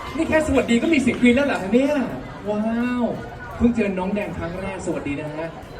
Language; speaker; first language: Thai; native; Thai